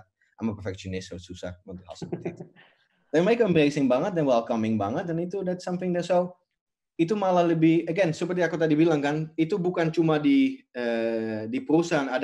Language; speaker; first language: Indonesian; non-native, fluent; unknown